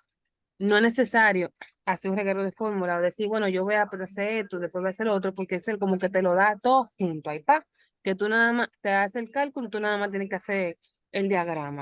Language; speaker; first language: Spanish; native; Spanish